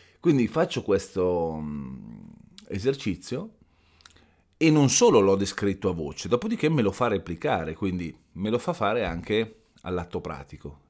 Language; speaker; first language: Italian; native; Italian